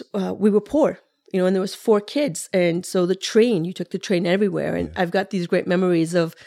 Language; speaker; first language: English; early bilingual, other home language; Spanish